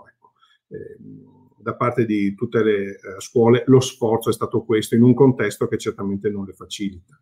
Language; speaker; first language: Italian; native; Italian